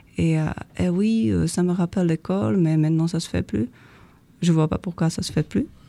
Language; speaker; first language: French; non-native, fluent; Czech